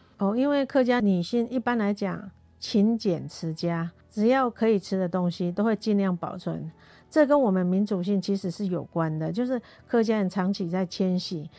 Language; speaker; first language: Chinese; non-native, local second language; Hakka Chinese